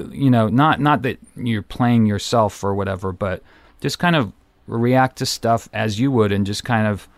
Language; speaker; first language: English; native; English